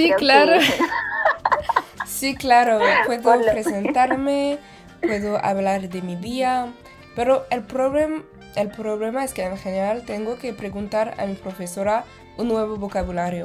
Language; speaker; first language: Spanish; non-native, learner; French